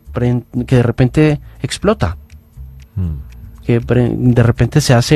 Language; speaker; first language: Spanish; native; Spanish